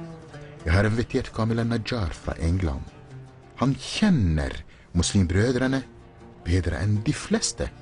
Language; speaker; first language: Norwegian; non-native, fluent; Arabic